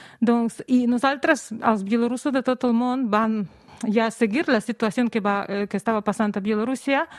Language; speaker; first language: Catalan; non-native, fluent; Russian